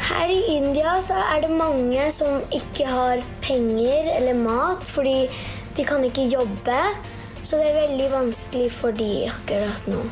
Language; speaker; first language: Norwegian; early bilingual, heritage; Norwegian